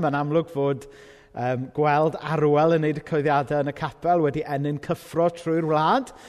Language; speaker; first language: Welsh; native; Welsh